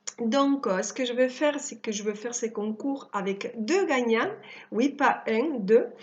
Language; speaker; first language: French; early bilingual, other home language; Spanish